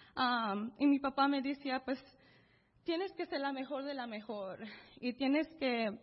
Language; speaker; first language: Spanish; early bilingual, heritage; Spanish